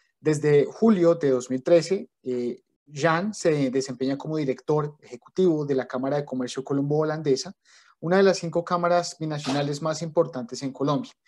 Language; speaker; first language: Spanish; native; Spanish